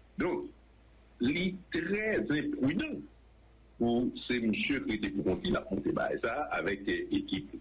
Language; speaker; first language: French; non-native, local second language; Haitian Creole